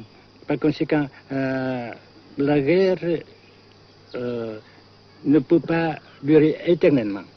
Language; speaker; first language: French; non-native, local second language; Vietnamese